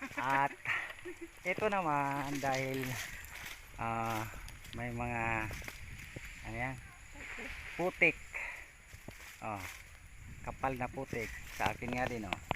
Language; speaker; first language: Filipino; non-native, local second language; Bikol